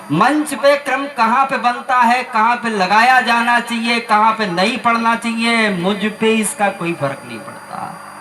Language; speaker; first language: Hindi; native; Hindi